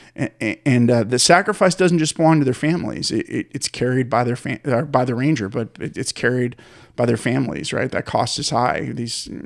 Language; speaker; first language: English; native; English